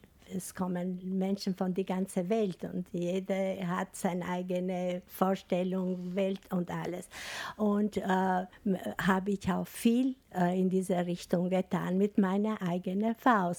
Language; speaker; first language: German; non-native, learner; Albanian